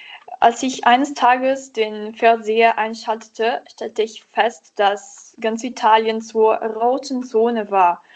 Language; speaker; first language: German; non-native, learner; Italian